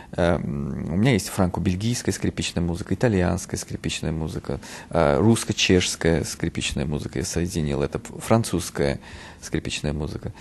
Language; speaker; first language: Russian; native; Russian